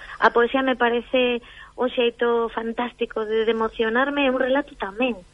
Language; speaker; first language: Galician; non-native, local second language; Spanish